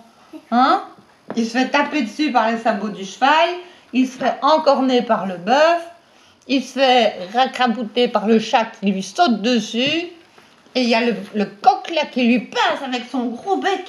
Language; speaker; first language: French; native; French